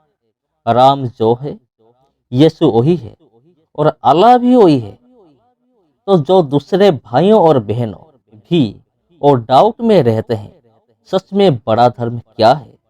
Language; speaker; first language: Hindi; non-native, local second language; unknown